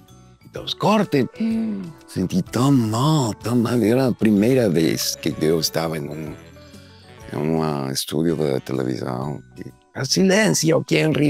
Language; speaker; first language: Portuguese; non-native, learner; Spanish